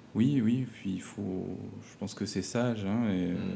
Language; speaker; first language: French; native; French